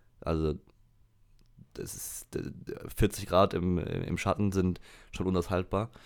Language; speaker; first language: German; native; German